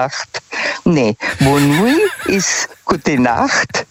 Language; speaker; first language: German; native; German